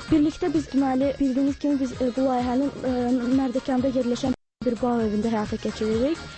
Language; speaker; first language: Azerbaijani; native; Azerbaijani